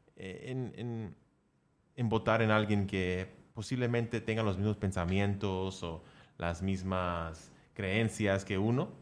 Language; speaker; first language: Spanish; early bilingual, heritage; Spanish